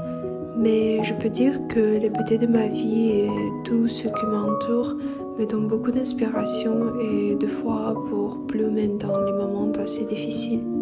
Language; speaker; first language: French; non-native, fluent; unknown